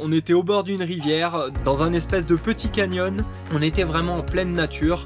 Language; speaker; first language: French; native; French